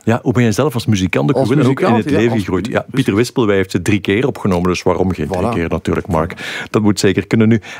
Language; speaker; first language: Dutch; native; Dutch